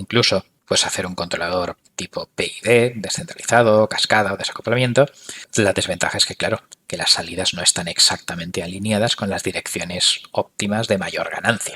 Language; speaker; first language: Spanish; native; Spanish